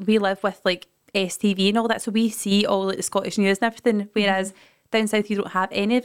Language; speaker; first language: English; native; English